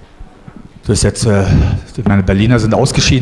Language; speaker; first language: German; native; German